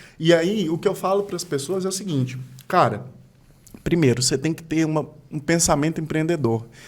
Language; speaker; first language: Portuguese; native; Portuguese